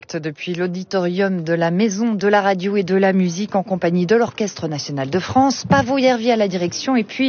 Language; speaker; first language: French; native; French